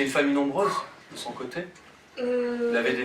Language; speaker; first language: French; native; French